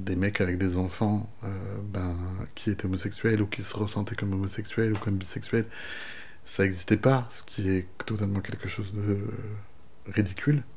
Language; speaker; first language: French; native; French